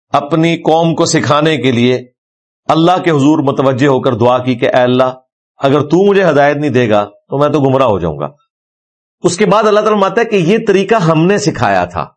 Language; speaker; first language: Urdu; non-native, local second language; Punjabi